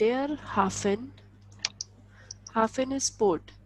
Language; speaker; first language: German; non-native, local second language; Hindi